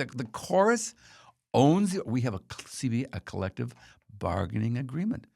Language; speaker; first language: English; native; English